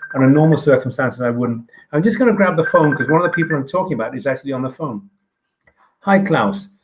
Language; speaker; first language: English; non-native, fluent; Danish